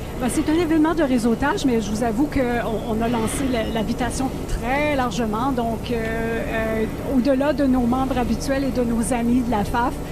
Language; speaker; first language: French; native; French